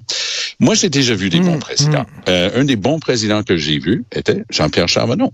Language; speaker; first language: French; native; French